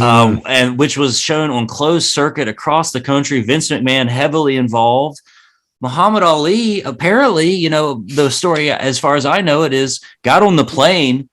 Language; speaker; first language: English; native; English